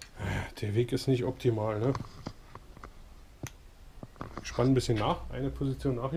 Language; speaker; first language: German; native; German